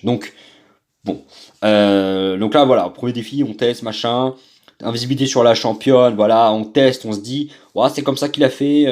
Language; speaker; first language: French; native; French